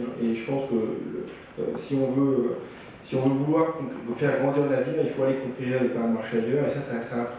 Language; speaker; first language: French; native; French